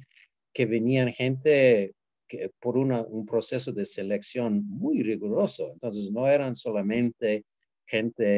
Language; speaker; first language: Spanish; non-native, fluent; English